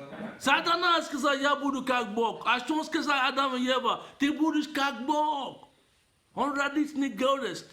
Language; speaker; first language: Russian; non-native, fluent; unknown